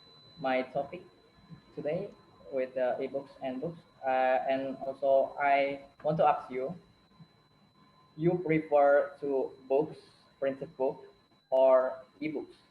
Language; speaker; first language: English; non-native, learner; Indonesian